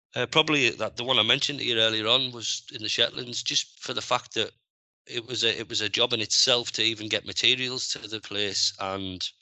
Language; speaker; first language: English; native; English